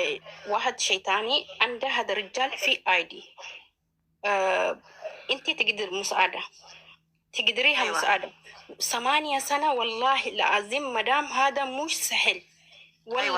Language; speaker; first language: Arabic; non-native, learner; Oromo